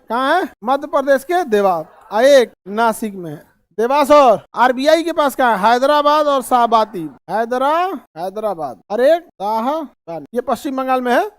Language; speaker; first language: Hindi; native; Hindi